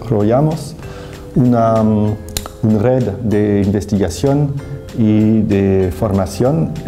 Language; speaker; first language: Spanish; non-native, fluent; French